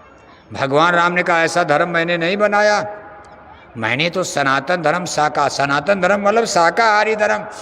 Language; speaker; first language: Hindi; native; Hindi